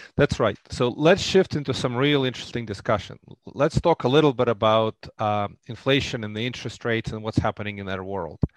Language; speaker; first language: English; non-native, fluent; Russian